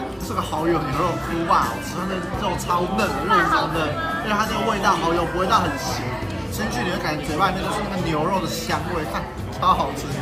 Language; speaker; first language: Chinese; native; Chinese